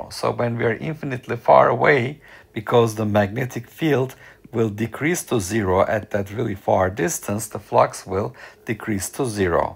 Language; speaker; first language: English; non-native, fluent; Turkish